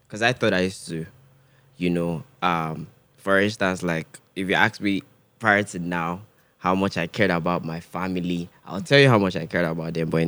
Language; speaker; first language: English; non-native, local second language; Igbo